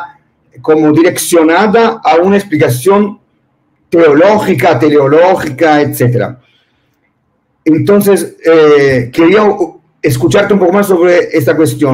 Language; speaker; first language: Spanish; non-native, fluent; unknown